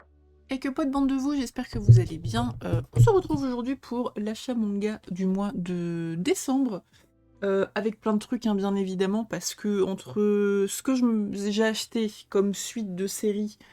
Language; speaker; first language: French; native; French